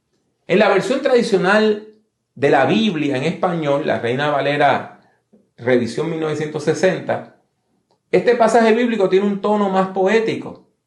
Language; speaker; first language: Spanish; native; Spanish